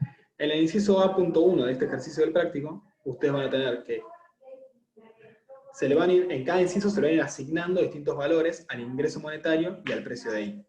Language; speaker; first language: Spanish; native; Spanish